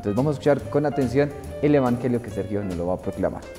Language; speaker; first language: Spanish; native; Spanish